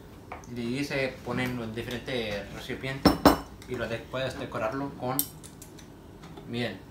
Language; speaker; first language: Spanish; early bilingual, heritage; Spanish